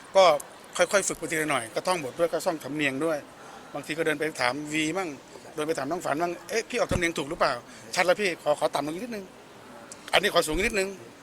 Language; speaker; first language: Thai; native; Thai